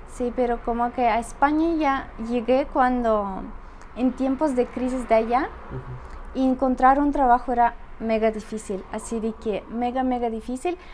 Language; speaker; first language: Spanish; non-native, fluent; Russian